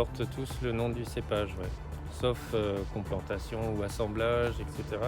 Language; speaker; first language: French; native; French